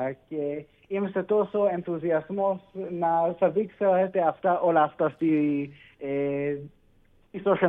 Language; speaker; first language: Greek; early bilingual, heritage; Greek